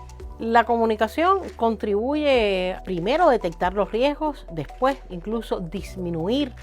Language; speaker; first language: Spanish; native; Spanish